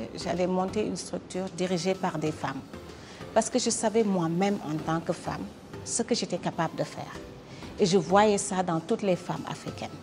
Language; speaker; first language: French; non-native, local second language; Wolof